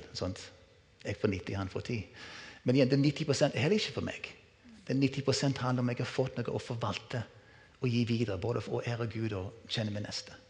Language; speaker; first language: Norwegian; non-native, fluent; English